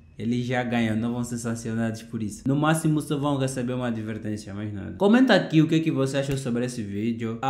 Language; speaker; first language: Portuguese; native; Portuguese